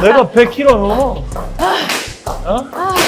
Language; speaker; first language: Korean; non-native, learner; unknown